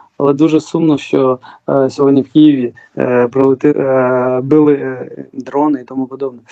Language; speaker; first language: Ukrainian; early bilingual, other home language; Georgian